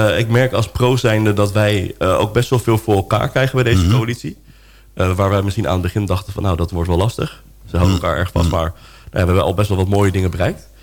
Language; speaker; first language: Dutch; native; Dutch